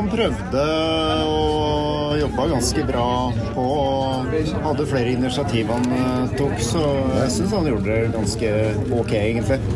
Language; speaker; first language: Norwegian; native; Norwegian